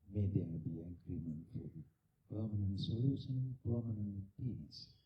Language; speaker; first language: English; non-native, local second language; Sinhala